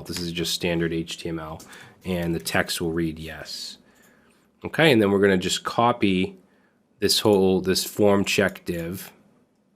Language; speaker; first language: English; native; English